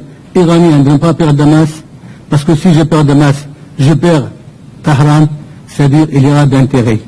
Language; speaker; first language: French; non-native, fluent; Persian